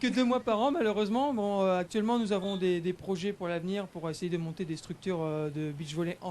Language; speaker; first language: French; native; French